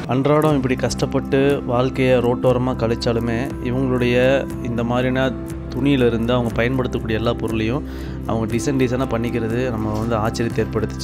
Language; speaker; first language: Tamil; native; Tamil